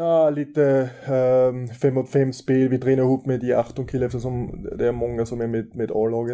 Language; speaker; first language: Swedish; non-native, fluent; German